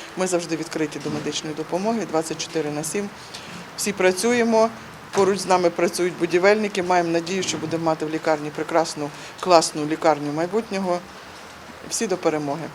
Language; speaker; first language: Ukrainian; native; Ukrainian